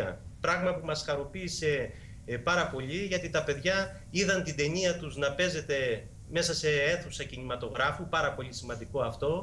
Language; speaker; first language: Greek; native; Greek